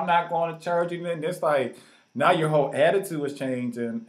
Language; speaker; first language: English; native; English